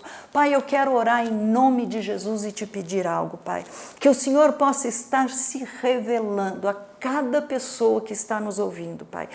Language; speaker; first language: Portuguese; native; Portuguese